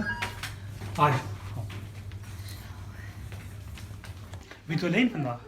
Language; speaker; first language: Dutch; non-native, learner; Urdu